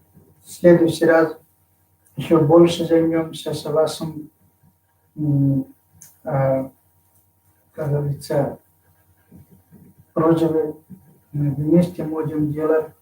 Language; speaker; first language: Russian; non-native, fluent; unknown